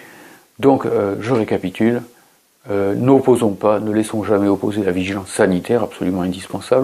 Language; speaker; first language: French; native; French